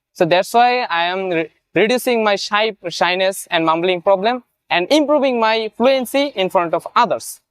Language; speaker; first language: English; non-native, learner; Bangla